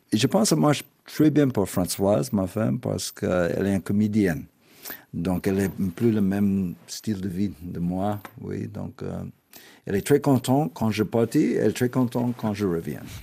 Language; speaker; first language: French; non-native, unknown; English